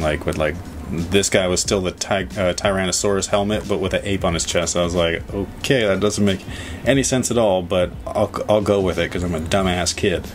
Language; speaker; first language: English; native; English